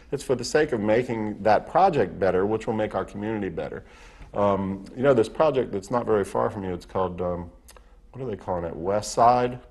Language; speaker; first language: English; native; English